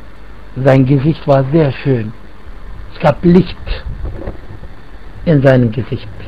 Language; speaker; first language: German; non-native, fluent; Arabic